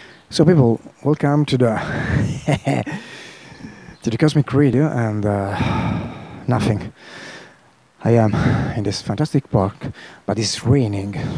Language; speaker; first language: English; non-native, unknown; Italian